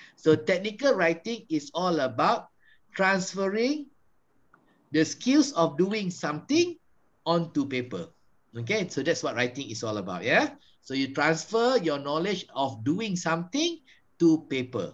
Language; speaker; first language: English; non-native, local second language; Malay